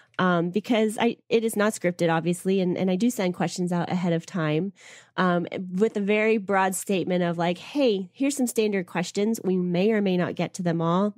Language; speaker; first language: English; native; English